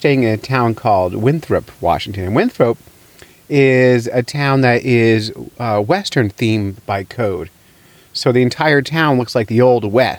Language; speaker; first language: English; native; English